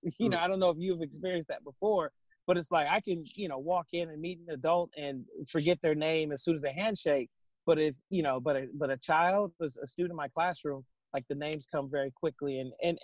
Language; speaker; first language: English; native; English